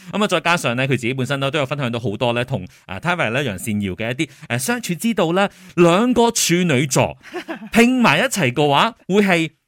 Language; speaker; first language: Cantonese; native; Cantonese